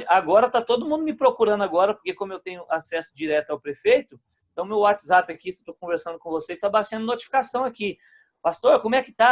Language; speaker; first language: Portuguese; native; Portuguese